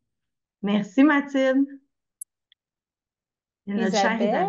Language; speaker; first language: French; native; French